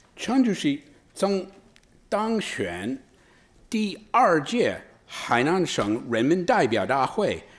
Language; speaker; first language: Chinese; non-native, fluent; English